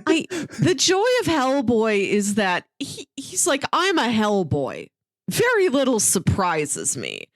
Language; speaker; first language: English; native; English